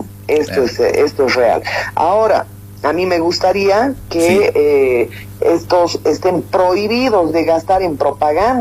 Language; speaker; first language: Spanish; native; Spanish